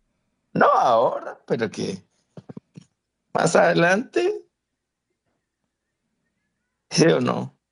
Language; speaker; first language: Spanish; non-native, fluent; Haitian Creole